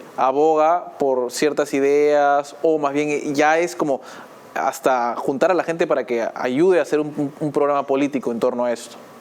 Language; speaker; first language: Spanish; native; Spanish